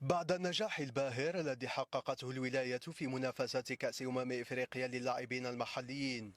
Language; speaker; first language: Arabic; native; Arabic